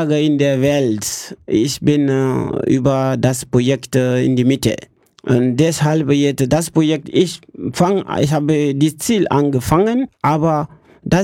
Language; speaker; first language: German; non-native, learner; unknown